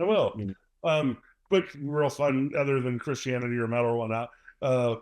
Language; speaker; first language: English; native; English